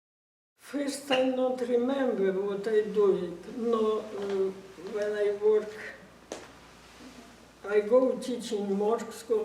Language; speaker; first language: English; non-native, learner; Russian